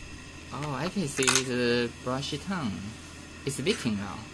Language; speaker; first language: English; non-native, fluent; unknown